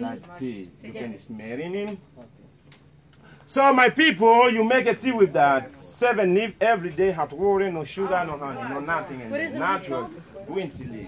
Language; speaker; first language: English; non-native, learner; Spanish